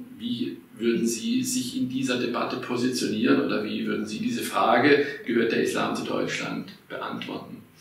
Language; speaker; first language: German; native; German